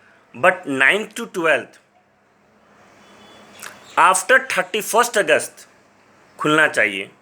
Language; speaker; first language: Hindi; native; Hindi